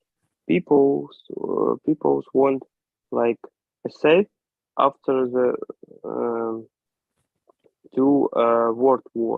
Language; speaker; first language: English; non-native, learner; Ukrainian